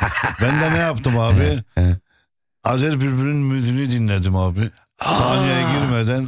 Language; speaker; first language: Turkish; non-native, fluent; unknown